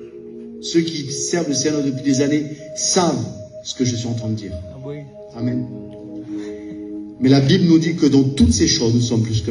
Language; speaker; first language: French; native; French